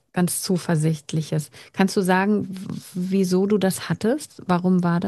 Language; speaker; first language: German; native; German